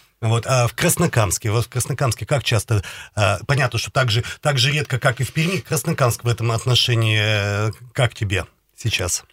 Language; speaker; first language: Russian; native; Russian